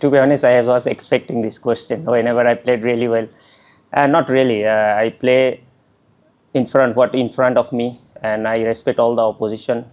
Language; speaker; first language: English; non-native, local second language; Bangla